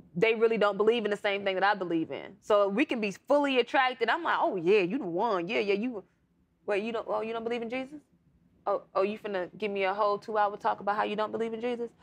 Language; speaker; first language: English; native; English